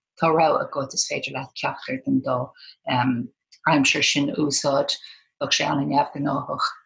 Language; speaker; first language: Irish; non-native, local second language; English